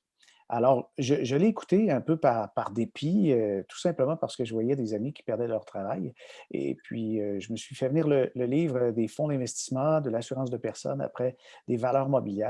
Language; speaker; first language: French; native; French